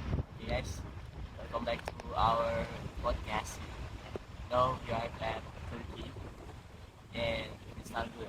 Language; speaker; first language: English; non-native, learner; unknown